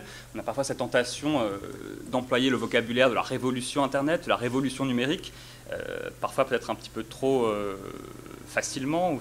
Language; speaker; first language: French; native; French